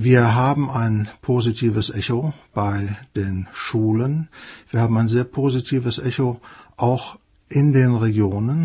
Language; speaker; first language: German; native; German